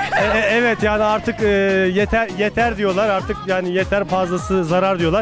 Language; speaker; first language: Turkish; native; Turkish